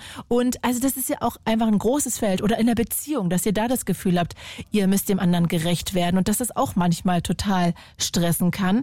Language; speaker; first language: German; native; German